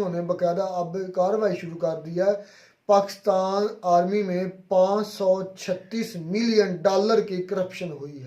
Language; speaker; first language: Urdu; non-native, local second language; Kashmiri